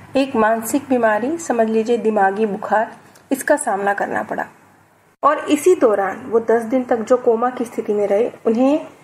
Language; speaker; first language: Hindi; native; Hindi